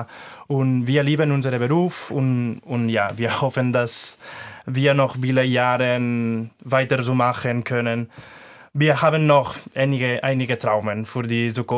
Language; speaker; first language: German; non-native, fluent; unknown